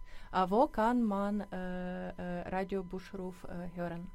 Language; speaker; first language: German; non-native, learner; Ukrainian